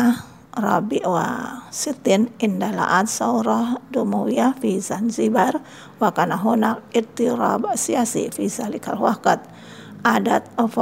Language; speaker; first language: Arabic; non-native, fluent; Indonesian